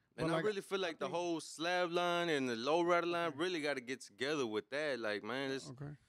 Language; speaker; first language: English; native; English